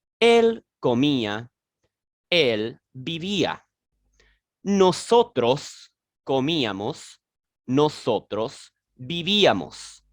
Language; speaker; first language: Spanish; non-native, learner; French